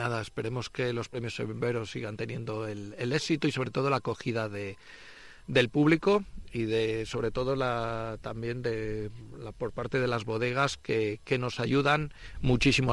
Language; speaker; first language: Spanish; native; Spanish